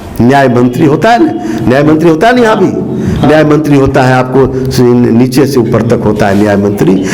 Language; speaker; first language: Hindi; native; Hindi